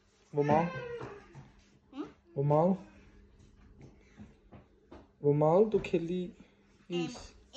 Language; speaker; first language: Danish; non-native, learner; Serbian